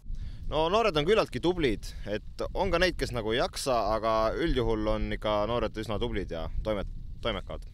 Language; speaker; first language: Estonian; native; Estonian